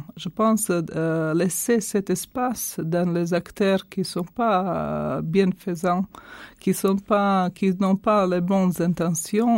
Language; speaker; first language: French; non-native, fluent; Croatian